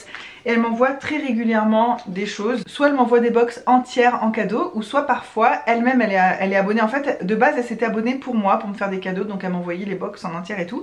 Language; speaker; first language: French; native; French